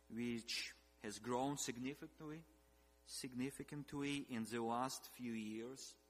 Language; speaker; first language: English; non-native, fluent; Russian